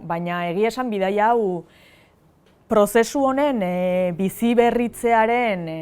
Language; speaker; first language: Basque; native; Basque